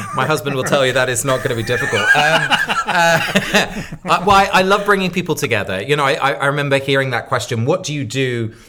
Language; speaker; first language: English; native; English